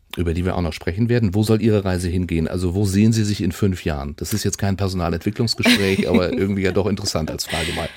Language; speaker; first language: German; native; German